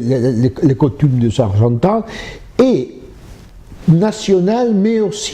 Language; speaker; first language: French; non-native, fluent; Spanish